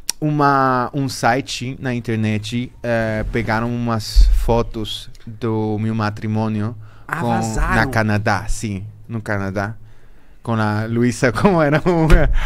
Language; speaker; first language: Portuguese; non-native, learner; Spanish